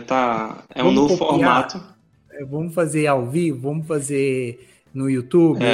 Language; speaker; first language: Portuguese; native; Portuguese